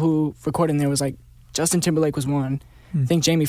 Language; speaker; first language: English; native; English